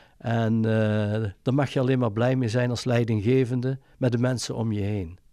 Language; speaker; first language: Dutch; native; Dutch